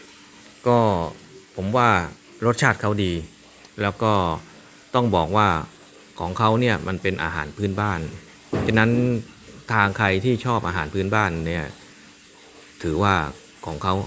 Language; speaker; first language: Thai; native; Thai